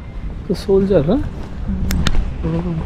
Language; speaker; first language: English; non-native, local second language; Bangla